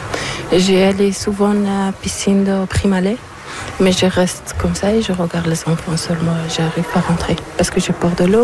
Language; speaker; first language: French; non-native, learner; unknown